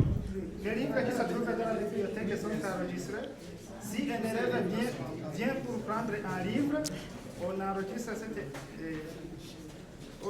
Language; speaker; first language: French; non-native, local second language; Rundi